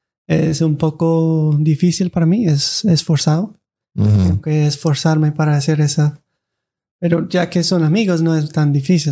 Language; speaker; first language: Spanish; non-native, fluent; English